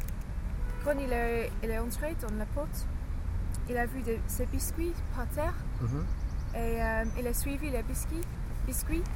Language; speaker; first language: French; non-native, learner; English